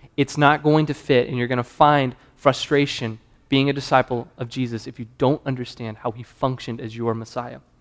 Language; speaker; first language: English; native; English